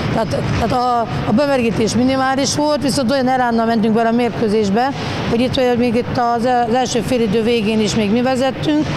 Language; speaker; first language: Hungarian; native; Hungarian